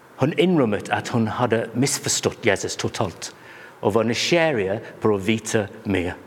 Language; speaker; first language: Norwegian; non-native, fluent; English